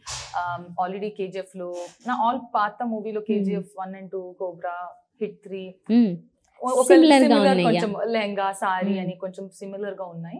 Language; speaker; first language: Telugu; non-native, learner; Kannada